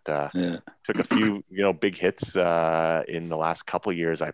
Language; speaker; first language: English; native; English